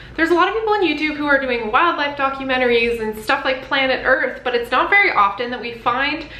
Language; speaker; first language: English; native; English